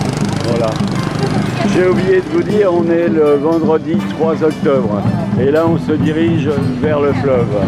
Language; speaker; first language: French; native; French